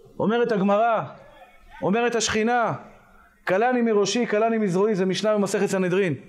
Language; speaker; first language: Hebrew; native; Hebrew